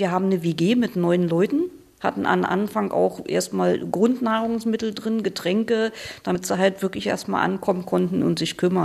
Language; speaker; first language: German; native; German